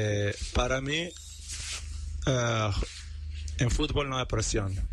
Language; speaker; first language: Spanish; non-native, learner; Portuguese